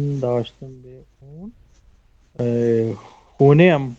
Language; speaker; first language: Persian; non-native, learner; Urdu